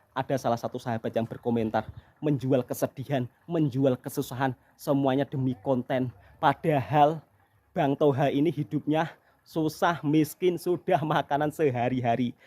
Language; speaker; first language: Indonesian; native; Indonesian